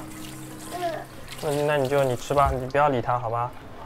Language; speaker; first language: Chinese; native; Chinese